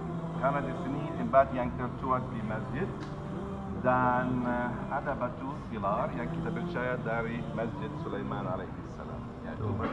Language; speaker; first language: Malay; non-native, learner; Arabic